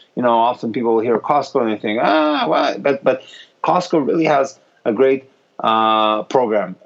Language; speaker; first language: English; non-native, fluent; Hebrew